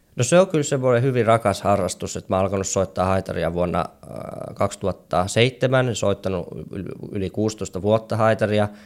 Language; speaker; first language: Finnish; native; Finnish